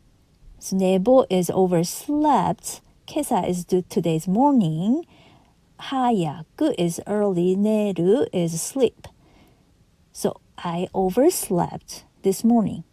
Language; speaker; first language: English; non-native, fluent; Japanese